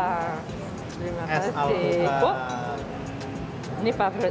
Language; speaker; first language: Indonesian; non-native, fluent; English